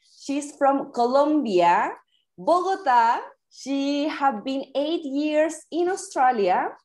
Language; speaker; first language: English; non-native, fluent; Spanish